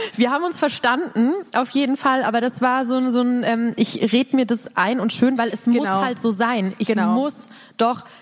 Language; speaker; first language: German; native; German